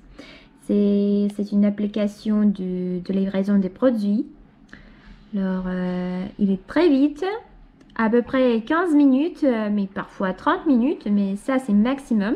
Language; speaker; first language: French; non-native, fluent; Russian